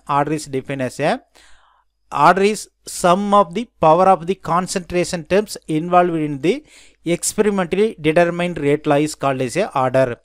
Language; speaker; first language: English; non-native, local second language; Tamil